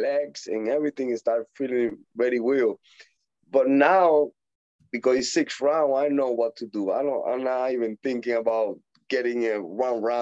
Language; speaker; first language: English; non-native, learner; Spanish